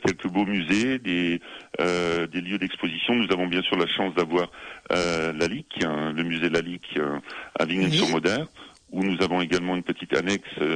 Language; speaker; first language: French; native; French